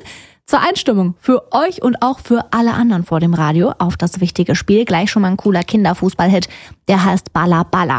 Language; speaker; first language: German; native; German